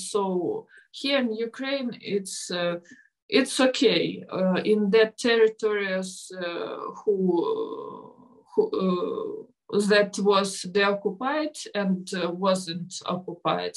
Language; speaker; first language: English; non-native, learner; Ukrainian